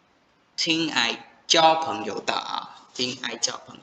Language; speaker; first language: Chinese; non-native, fluent; Khmer